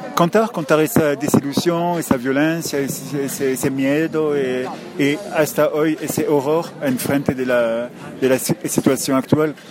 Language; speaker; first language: Spanish; non-native, fluent; French